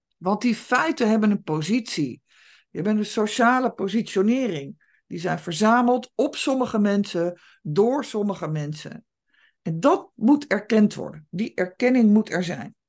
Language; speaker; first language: Dutch; native; Dutch